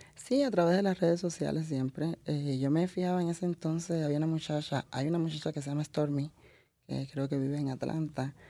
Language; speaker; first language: Spanish; native; Spanish